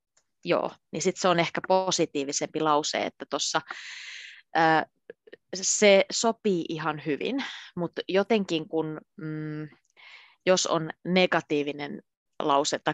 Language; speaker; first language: Finnish; native; Finnish